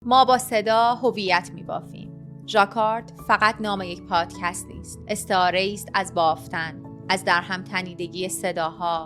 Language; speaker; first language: Persian; native; Persian